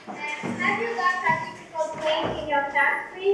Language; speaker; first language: English; non-native, learner; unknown